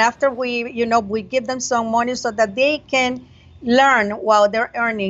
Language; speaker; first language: English; non-native, fluent; Spanish